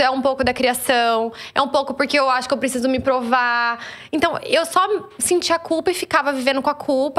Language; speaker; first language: Portuguese; native; Portuguese